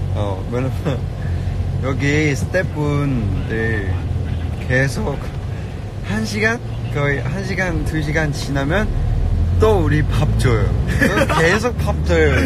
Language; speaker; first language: Korean; non-native, learner; Cantonese